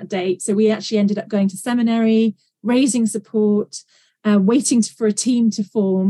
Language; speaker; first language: English; native; English